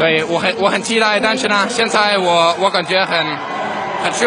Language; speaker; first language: Chinese; non-native, fluent; Danish